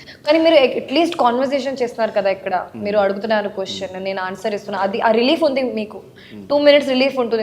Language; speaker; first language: Telugu; non-native, learner; Hindi